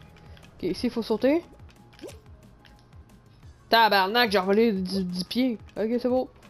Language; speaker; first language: French; native; French